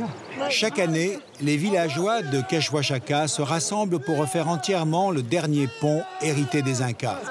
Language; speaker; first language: French; native; French